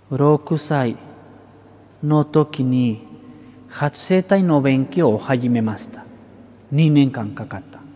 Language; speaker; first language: Japanese; non-native, fluent; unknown